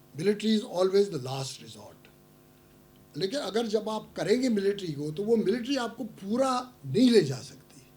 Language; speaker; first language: Urdu; non-native, local second language; Pashto